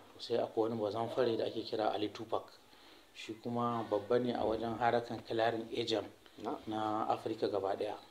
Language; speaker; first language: Hausa; early bilingual, heritage; Hausa